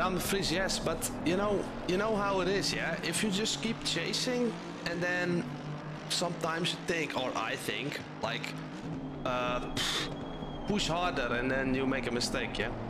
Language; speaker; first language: English; non-native, fluent; Dutch